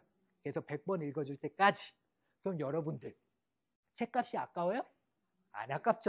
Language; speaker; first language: Korean; native; Korean